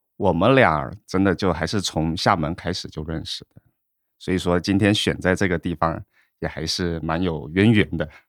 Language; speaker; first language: Chinese; native; Chinese